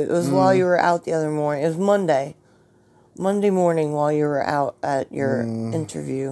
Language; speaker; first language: English; native; English